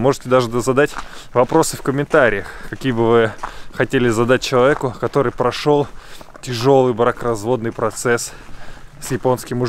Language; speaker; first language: Russian; native; Russian